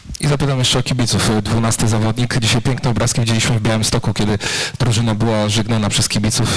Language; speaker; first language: Polish; native; Polish